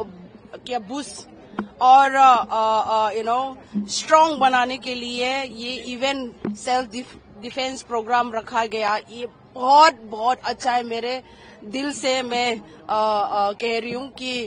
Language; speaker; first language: Hindi; non-native, local second language; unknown